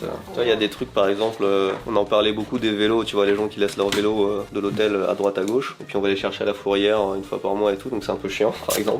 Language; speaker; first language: French; native; French